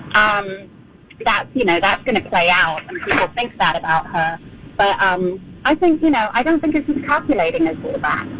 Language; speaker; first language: English; native; English